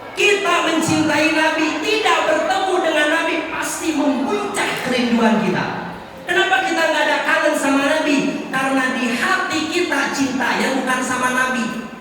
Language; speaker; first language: Indonesian; non-native, local second language; Sundanese